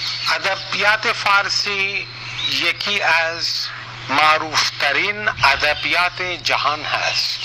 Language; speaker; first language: Persian; non-native, fluent; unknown